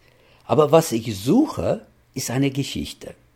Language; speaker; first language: German; non-native, fluent; English